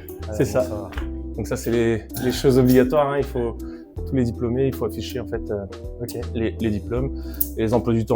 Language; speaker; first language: French; native; French